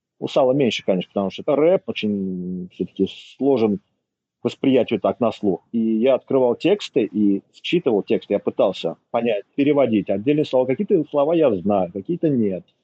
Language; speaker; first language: Russian; native; Russian